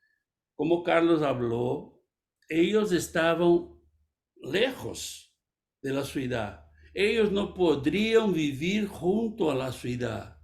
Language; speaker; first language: Spanish; non-native, fluent; Portuguese